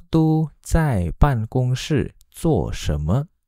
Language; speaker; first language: Chinese; non-native, fluent; Malay